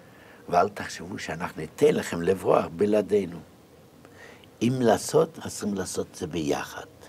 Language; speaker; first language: Hebrew; non-native, fluent; Yiddish